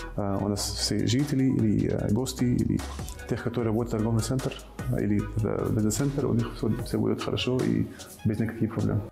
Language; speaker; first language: Russian; non-native, fluent; Arabic